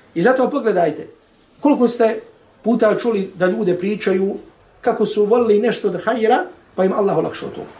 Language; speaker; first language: Bosnian; native; Bosnian